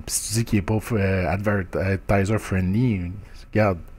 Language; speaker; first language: French; native; French